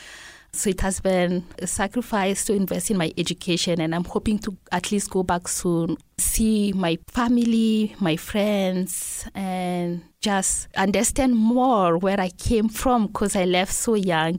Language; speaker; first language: English; non-native, fluent; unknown